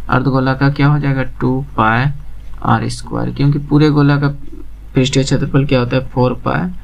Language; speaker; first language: Hindi; native; Hindi